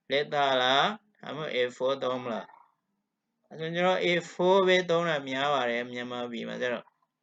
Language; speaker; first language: Burmese; non-native, local second language; Kachin